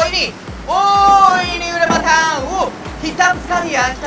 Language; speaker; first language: Indonesian; non-native, learner; Japanese